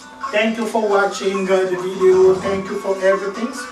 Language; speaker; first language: English; non-native, fluent; Lingala